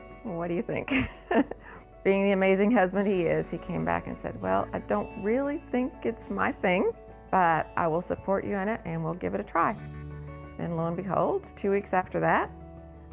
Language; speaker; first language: English; native; English